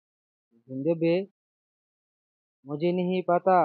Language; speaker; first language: Hindi; non-native, learner; Bangla